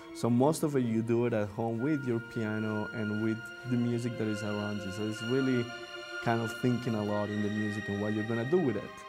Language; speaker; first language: English; non-native, fluent; Spanish